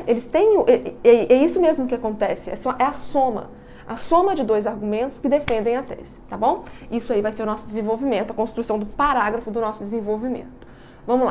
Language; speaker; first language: Portuguese; native; Portuguese